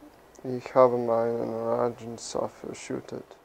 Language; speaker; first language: German; non-native, learner; English